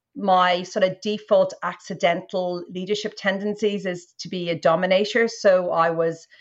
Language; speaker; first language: English; native; English